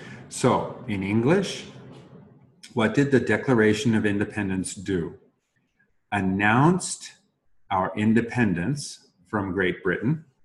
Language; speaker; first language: English; native; English